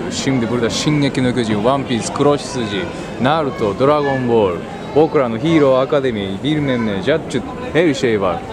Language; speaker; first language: Turkish; non-native, fluent; Japanese